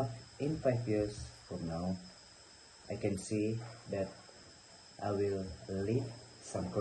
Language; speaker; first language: English; non-native, learner; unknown